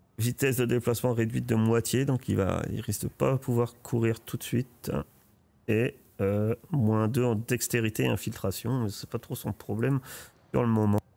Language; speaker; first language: French; native; French